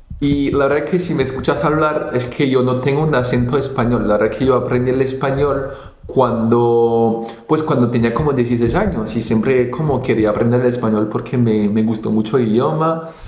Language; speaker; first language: Spanish; non-native, fluent; Italian